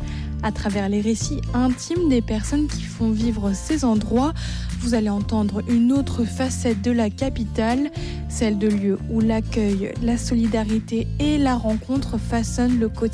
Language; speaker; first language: French; native; French